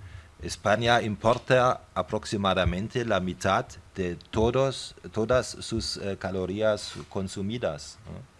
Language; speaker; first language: Spanish; non-native, fluent; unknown